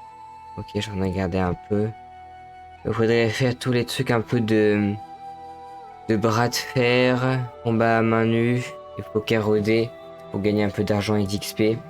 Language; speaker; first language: French; native; French